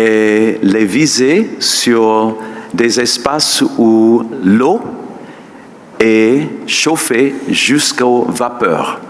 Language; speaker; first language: French; non-native, fluent; English